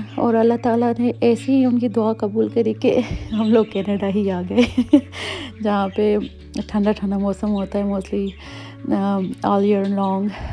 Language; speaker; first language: Urdu; native; Urdu